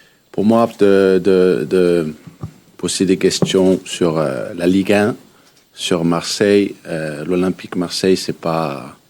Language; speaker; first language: French; early bilingual, heritage; French